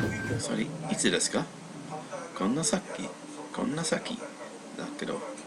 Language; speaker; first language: Japanese; non-native, learner; English